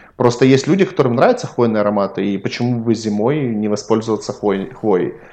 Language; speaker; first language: Russian; native; Russian